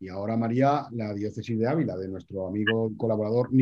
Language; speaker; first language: Spanish; native; Spanish